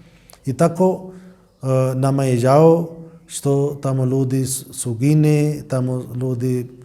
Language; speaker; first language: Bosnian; non-native, learner; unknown